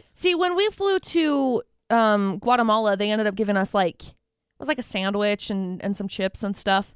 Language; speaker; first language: English; native; English